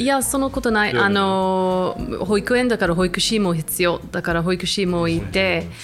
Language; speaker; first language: Japanese; non-native, fluent; English